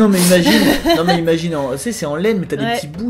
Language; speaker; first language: French; native; French